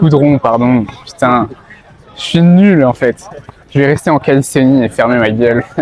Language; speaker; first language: French; native; French